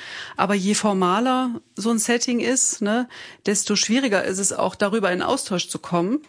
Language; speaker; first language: German; native; German